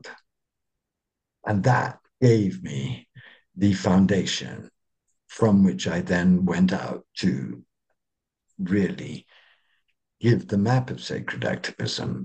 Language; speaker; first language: English; native; English